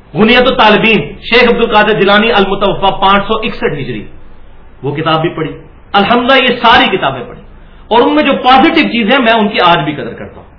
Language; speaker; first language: Urdu; non-native, local second language; Punjabi